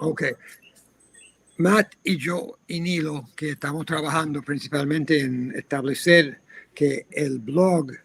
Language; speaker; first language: Spanish; non-native, fluent; English